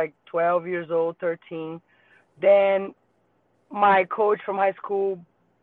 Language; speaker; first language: English; non-native, fluent; Portuguese